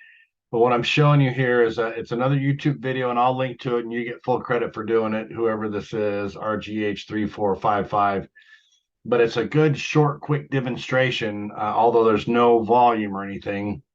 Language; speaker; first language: English; native; English